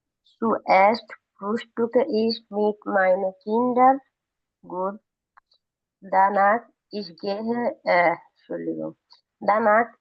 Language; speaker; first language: German; non-native, learner; Bangla